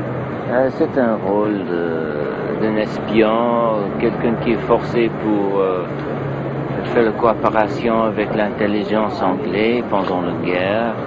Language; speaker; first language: French; non-native, learner; English